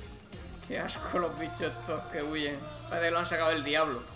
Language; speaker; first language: Spanish; native; Spanish